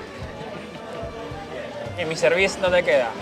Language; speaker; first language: Spanish; native; Spanish